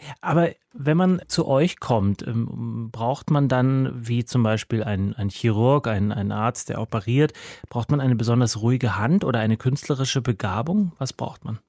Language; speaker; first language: German; native; German